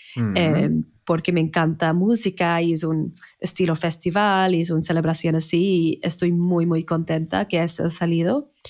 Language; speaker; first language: Spanish; non-native, fluent; English